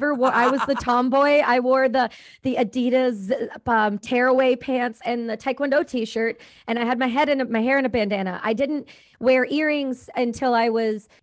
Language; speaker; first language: English; native; English